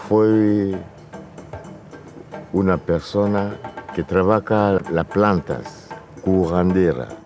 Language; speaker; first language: Spanish; non-native, fluent; Lingala